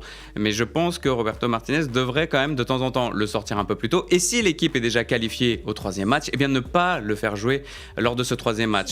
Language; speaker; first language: French; native; French